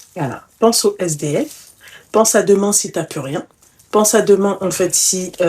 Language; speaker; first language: French; native; French